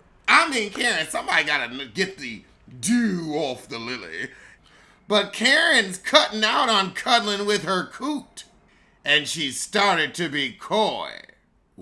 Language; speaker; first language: English; native; English